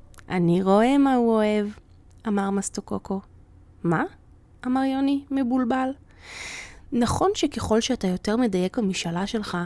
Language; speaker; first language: Hebrew; native; Hebrew